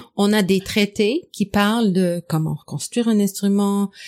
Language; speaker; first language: French; non-native, fluent; English